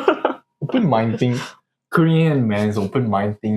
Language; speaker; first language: English; non-native, learner; Korean